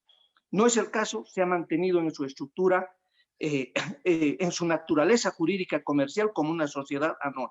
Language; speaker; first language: Spanish; native; Spanish